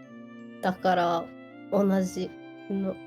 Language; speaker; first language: Japanese; non-native, learner; English